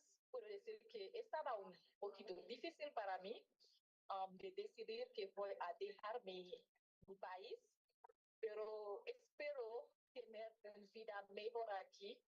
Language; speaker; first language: Spanish; non-native, learner; Haitian Creole